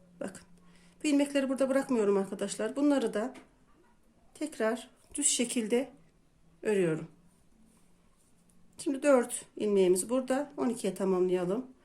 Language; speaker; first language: Turkish; native; Turkish